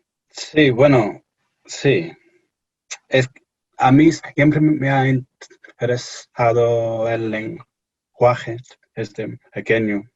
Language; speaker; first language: Spanish; non-native, fluent; English